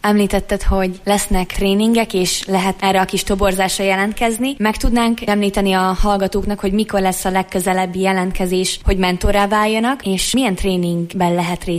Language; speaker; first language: Hungarian; native; Hungarian